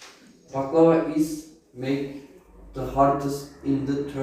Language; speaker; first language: English; non-native, learner; Turkish